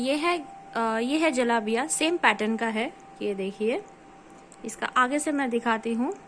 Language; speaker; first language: Hindi; non-native, local second language; Bangla